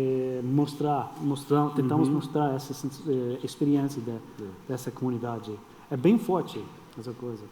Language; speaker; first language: Portuguese; non-native, fluent; English